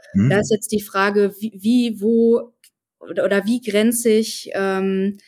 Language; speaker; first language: German; native; German